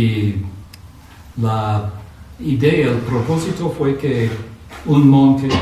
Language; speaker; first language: Spanish; non-native, fluent; English